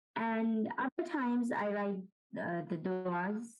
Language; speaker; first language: English; non-native, local second language; Urdu